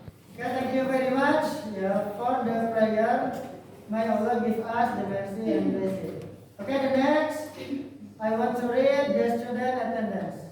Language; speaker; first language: English; non-native, fluent; Indonesian